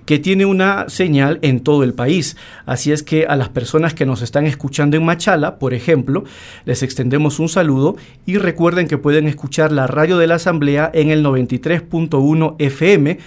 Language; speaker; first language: Spanish; native; Spanish